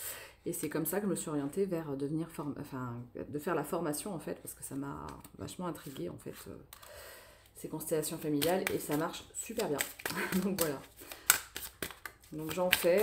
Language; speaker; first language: French; native; French